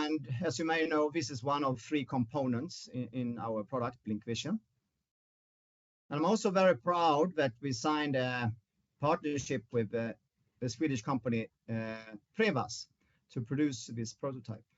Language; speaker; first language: English; non-native, fluent; Swedish